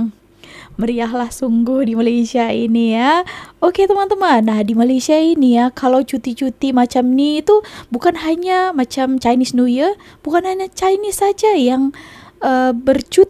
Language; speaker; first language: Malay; non-native, local second language; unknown